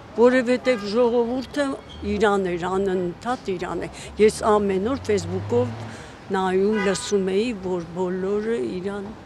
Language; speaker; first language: Armenian; native; Armenian